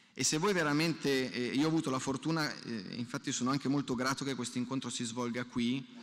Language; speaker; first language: Italian; native; Italian